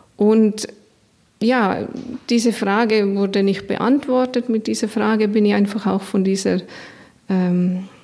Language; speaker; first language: German; native; German